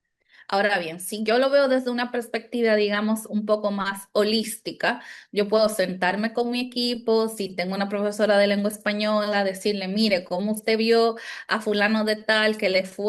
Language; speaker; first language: Spanish; native; Spanish